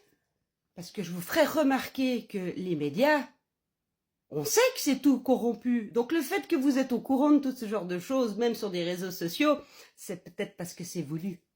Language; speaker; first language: French; native; French